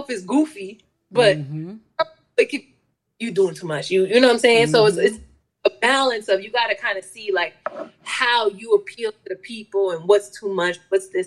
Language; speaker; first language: English; native; English